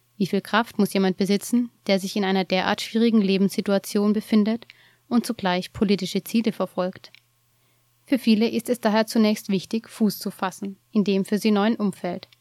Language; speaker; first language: German; native; German